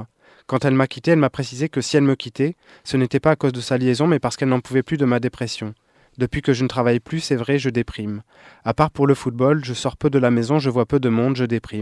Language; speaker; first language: French; native; French